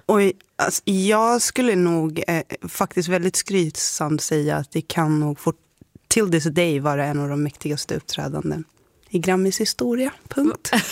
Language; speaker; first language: Swedish; early bilingual, other home language; Somali